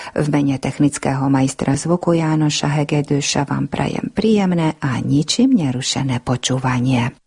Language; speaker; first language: Slovak; non-native, local second language; Hungarian